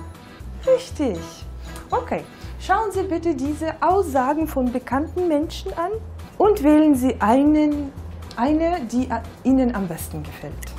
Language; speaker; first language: German; non-native, fluent; Russian